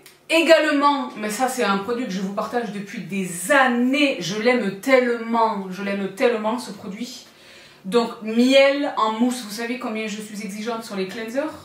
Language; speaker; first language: French; native; French